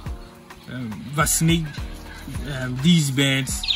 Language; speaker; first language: English; non-native, local second language; Akan